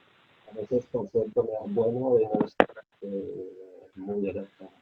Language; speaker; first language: Spanish; non-native, learner; French